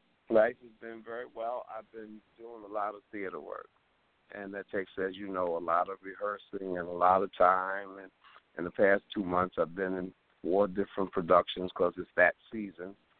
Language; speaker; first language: English; native; English